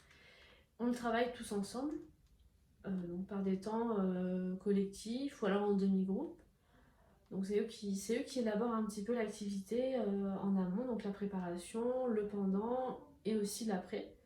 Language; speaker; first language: French; native; French